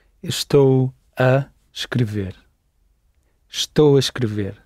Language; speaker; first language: Portuguese; non-native, learner; English